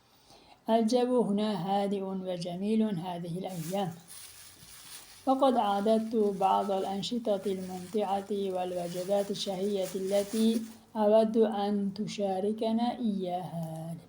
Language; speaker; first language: Arabic; non-native, fluent; Uzbek